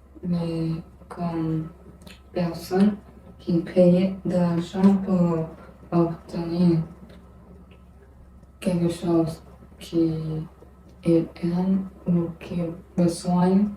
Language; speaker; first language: French; non-native, learner; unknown